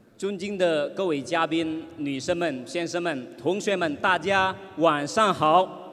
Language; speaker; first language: Chinese; non-native, fluent; Indonesian